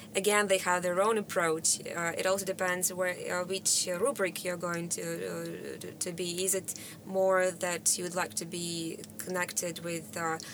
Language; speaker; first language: English; non-native, fluent; Russian